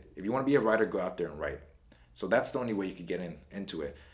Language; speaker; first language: English; native; English